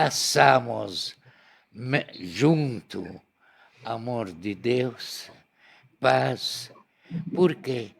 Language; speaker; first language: Portuguese; non-native, learner; Arabic